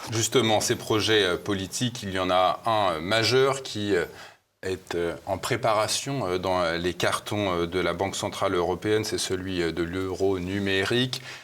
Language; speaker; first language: French; native; French